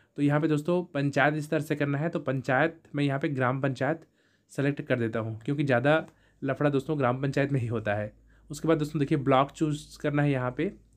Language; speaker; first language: Hindi; native; Hindi